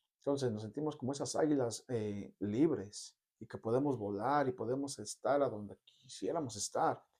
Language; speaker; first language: Spanish; native; Spanish